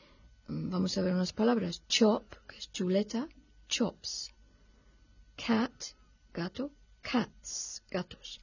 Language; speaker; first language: Spanish; non-native, fluent; English